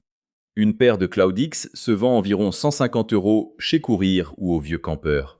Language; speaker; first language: French; native; French